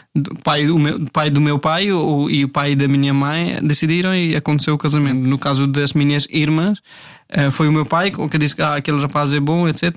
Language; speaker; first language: Portuguese; non-native, fluent; Hindi